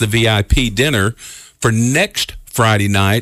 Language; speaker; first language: English; native; English